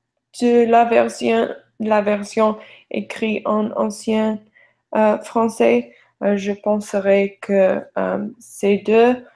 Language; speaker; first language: French; non-native, learner; English